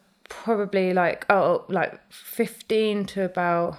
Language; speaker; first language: English; native; English